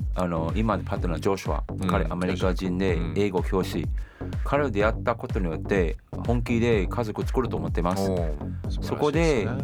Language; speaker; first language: Japanese; non-native, fluent; Chinese